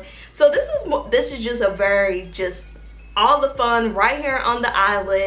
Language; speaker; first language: English; native; English